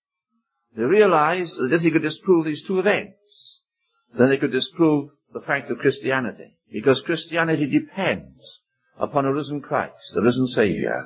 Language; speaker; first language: English; native; English